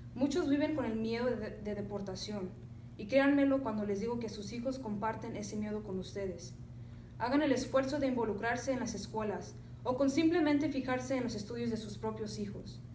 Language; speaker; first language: Spanish; early bilingual, other home language; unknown